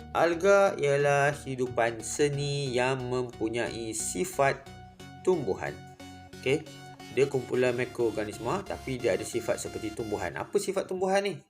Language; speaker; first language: Malay; native; Malay